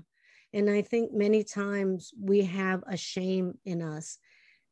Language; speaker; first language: English; early bilingual, other home language; Spanish